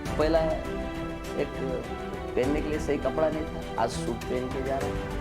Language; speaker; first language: Hindi; non-native, local second language; Marathi